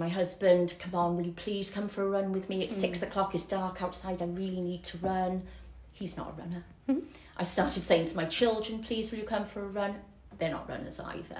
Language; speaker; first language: English; native; English